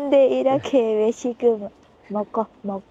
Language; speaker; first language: Korean; non-native, learner; Thai